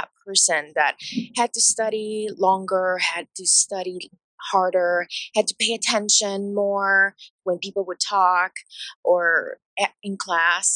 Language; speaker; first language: English; non-native, fluent; Spanish